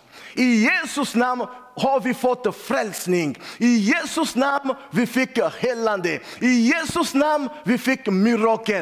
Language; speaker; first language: Swedish; non-native, learner; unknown